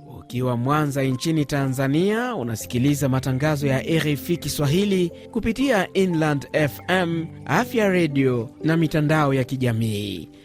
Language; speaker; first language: Swahili; native; Swahili